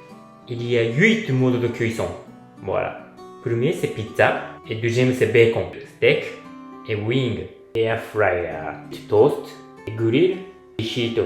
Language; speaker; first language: French; non-native, learner; Japanese